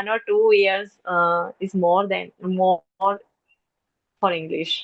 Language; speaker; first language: English; non-native, learner; Hindi